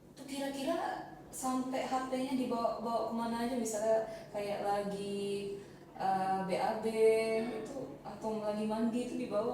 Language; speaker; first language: Indonesian; native; Indonesian